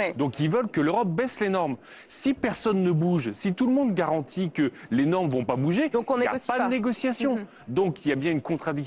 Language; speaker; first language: French; native; French